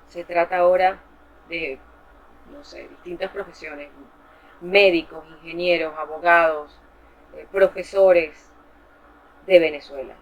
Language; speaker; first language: Spanish; native; Spanish